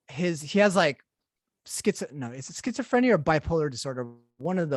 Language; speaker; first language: English; native; English